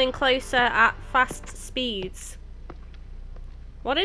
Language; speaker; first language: English; native; English